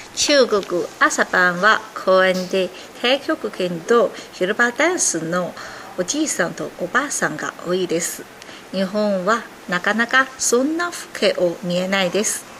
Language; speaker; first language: Japanese; non-native, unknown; Chinese